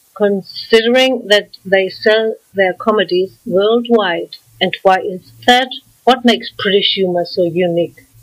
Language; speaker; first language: English; non-native, fluent; German